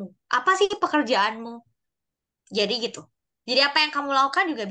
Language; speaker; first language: Indonesian; native; Indonesian